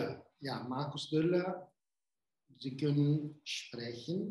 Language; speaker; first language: German; non-native, fluent; Italian